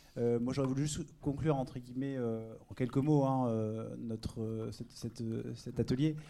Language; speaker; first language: French; native; French